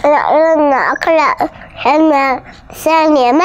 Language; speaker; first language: Arabic; early bilingual, heritage; Arabic